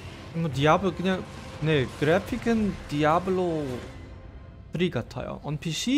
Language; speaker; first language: Korean; non-native, fluent; German